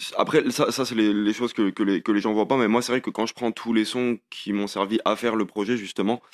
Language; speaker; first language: French; native; French